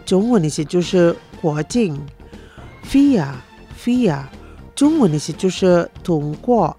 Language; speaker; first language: Chinese; non-native, fluent; Indonesian